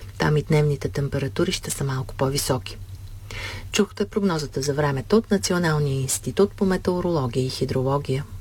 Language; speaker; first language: Bulgarian; native; Bulgarian